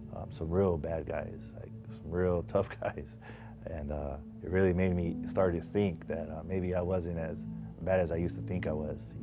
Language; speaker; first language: English; native; English